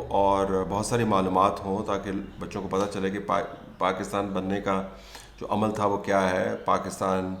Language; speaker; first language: Urdu; native; Urdu